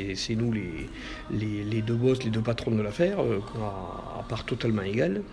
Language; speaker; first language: French; native; French